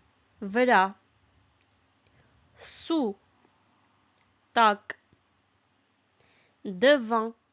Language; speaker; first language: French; non-native, fluent; Armenian